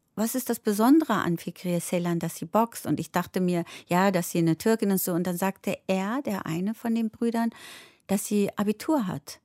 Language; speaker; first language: German; early bilingual, other home language; Turkish